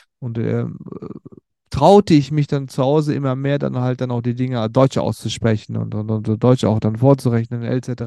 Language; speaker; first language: German; early bilingual, other home language; Turkish